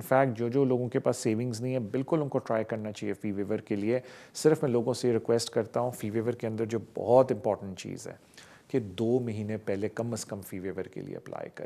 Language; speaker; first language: Urdu; native; Urdu